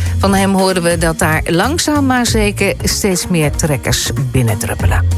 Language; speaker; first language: Dutch; native; Dutch